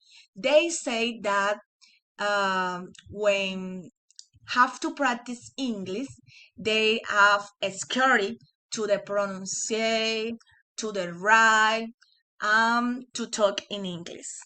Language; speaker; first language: English; non-native, learner; Spanish